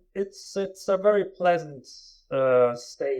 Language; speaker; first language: English; non-native, fluent; German